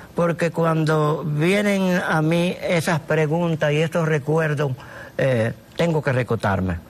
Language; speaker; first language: Spanish; native; Spanish